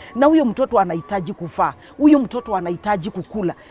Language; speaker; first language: Swahili; non-native, local second language; Kamba